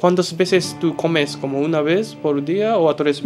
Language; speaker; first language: Spanish; non-native, learner; Japanese